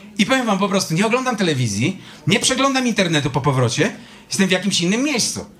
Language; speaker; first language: Polish; native; Polish